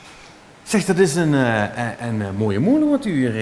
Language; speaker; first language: Dutch; native; Dutch